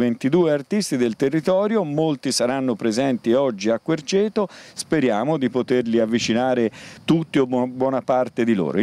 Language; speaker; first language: Italian; native; Italian